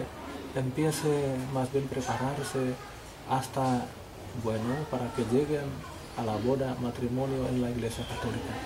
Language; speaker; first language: Spanish; non-native, learner; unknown